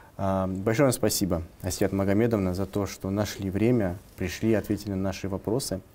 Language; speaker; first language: Russian; non-native, local second language; Tatar